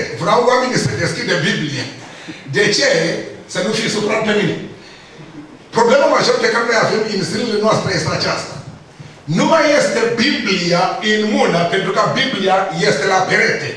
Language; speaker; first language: Romanian; non-native, learner; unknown